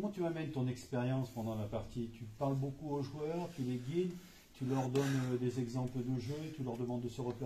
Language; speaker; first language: French; native; French